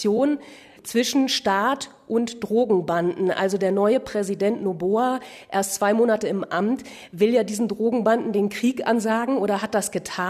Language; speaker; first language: German; native; German